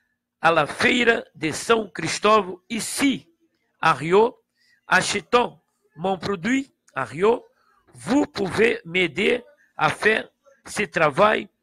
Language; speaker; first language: French; non-native, learner; Portuguese